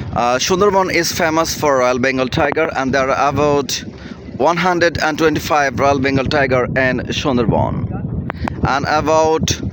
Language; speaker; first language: English; non-native, local second language; Bangla